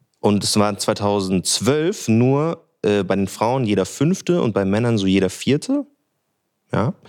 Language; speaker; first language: German; early bilingual, other home language; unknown